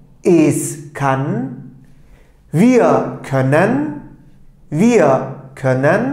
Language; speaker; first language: German; non-native, fluent; Turkish